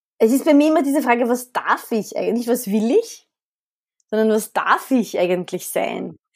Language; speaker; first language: German; early bilingual, other home language; Arabic